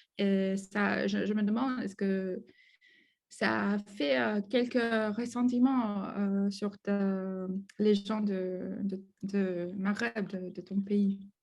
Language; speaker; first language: French; non-native, learner; Spanish